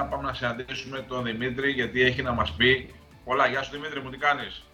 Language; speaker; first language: Greek; native; Greek